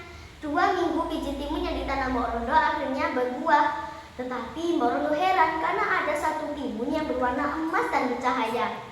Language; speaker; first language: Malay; non-native, local second language; Javanese